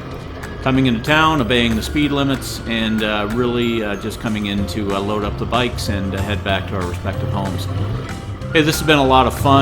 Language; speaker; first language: English; native; English